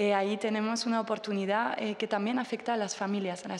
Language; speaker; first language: Spanish; non-native, fluent; French